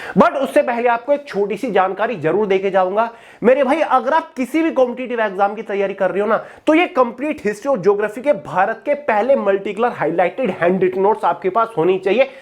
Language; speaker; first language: Hindi; native; Hindi